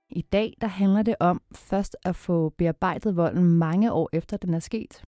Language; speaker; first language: Danish; native; Danish